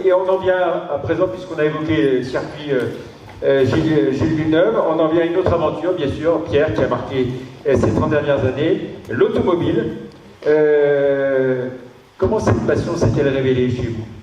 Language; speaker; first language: French; native; French